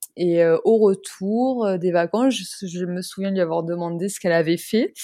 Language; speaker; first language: French; native; French